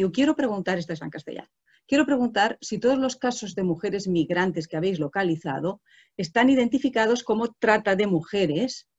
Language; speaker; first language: Spanish; non-native, local second language; Catalan